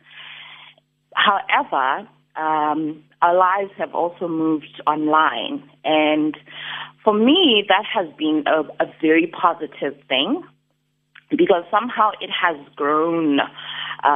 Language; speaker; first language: English; non-native, local second language; Xhosa